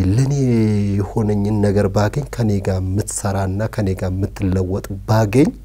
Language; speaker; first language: Amharic; early bilingual, other home language; Oromo